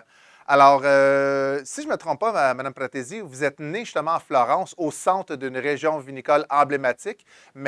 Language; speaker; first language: French; native; French